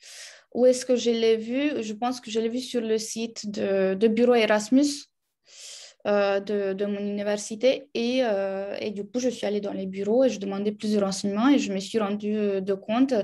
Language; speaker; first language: French; non-native, fluent; Romanian